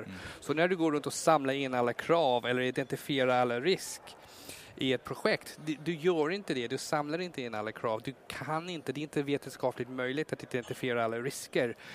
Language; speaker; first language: Swedish; non-native, fluent; English